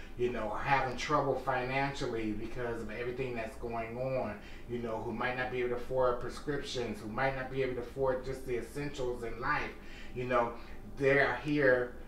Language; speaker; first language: English; native; English